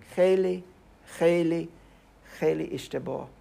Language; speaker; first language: Persian; non-native, learner; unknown